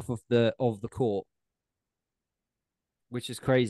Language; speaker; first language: English; native; English